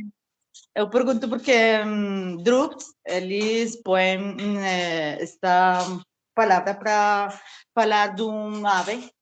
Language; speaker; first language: Portuguese; non-native, learner; Spanish